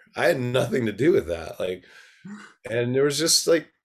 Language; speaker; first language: English; native; English